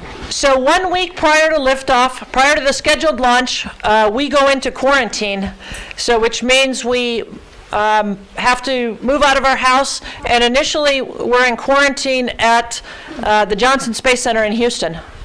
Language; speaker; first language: English; early bilingual, other home language; Ukrainian